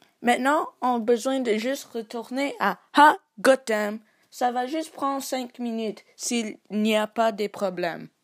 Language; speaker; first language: French; non-native, learner; English